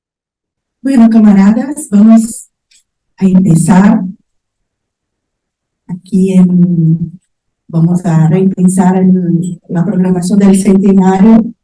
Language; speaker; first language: Spanish; non-native, fluent; Portuguese